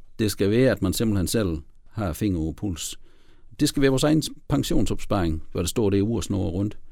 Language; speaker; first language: Danish; native; Danish